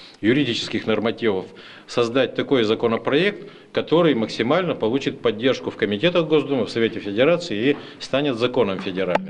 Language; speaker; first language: Russian; native; Russian